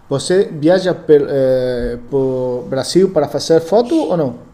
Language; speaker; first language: Portuguese; non-native, learner; Spanish